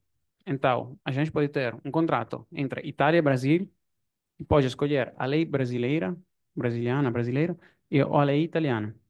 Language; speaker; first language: Portuguese; non-native, fluent; Italian